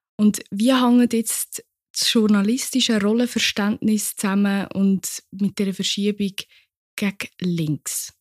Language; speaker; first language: German; native; German